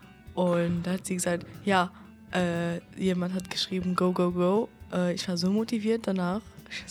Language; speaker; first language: German; native; German